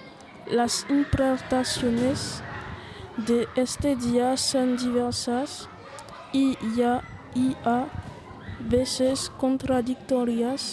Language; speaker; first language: Spanish; non-native, learner; French